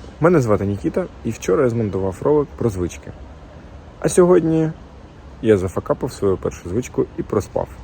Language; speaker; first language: Ukrainian; non-native, local second language; Russian